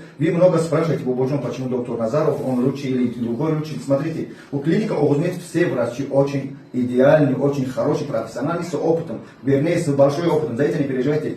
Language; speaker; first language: Russian; non-native, learner; Tajik